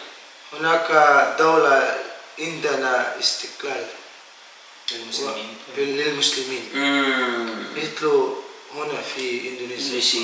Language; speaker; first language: Arabic; non-native, fluent; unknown